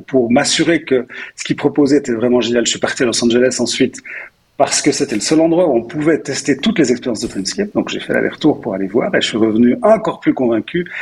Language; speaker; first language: French; native; French